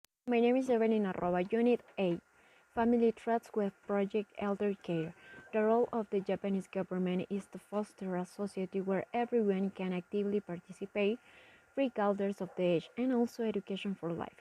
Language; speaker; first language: English; non-native, learner; Spanish